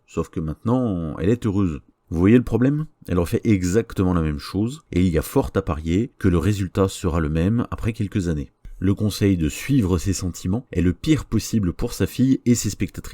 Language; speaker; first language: French; native; French